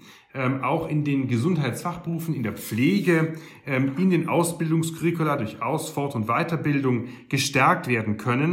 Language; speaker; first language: German; native; German